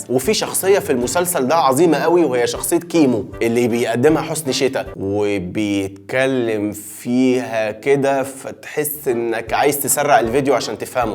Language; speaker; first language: Arabic; native; Arabic